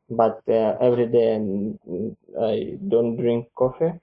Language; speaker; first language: English; non-native, learner; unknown